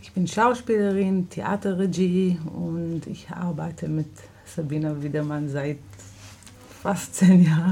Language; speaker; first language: German; non-native, fluent; Hebrew